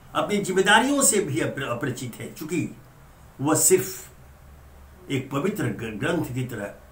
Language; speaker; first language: Hindi; native; Hindi